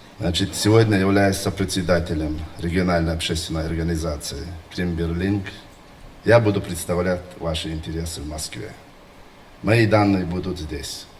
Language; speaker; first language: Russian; non-native, local second language; Chechen